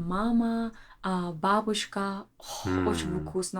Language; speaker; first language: Russian; non-native, learner; English